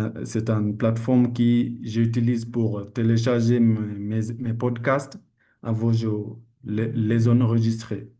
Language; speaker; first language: French; non-native, learner; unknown